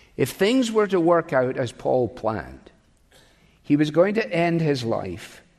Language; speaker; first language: English; native; English